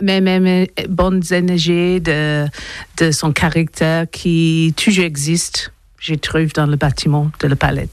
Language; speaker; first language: French; non-native, learner; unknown